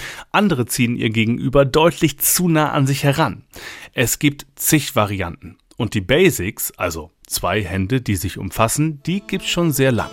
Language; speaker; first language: German; native; German